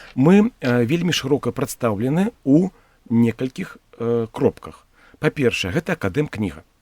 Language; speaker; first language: Belarusian; non-native, local second language; Russian